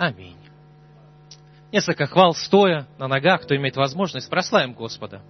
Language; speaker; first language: Russian; native; Russian